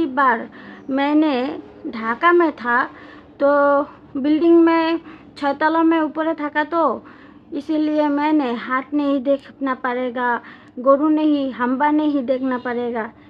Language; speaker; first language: Hindi; non-native, learner; Bangla